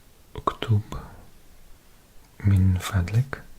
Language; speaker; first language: Arabic; non-native, learner; English